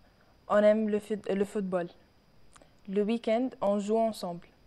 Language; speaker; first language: French; non-native, learner; Arabic